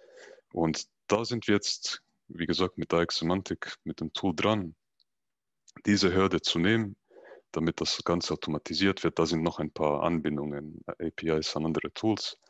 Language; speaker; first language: German; native; German